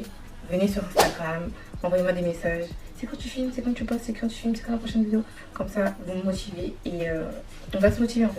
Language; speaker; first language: French; native; French